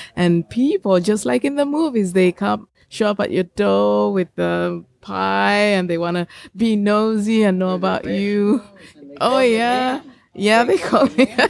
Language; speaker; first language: English; non-native, local second language; Gusii